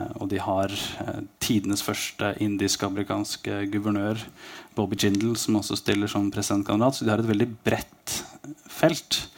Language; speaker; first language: Norwegian; native; Norwegian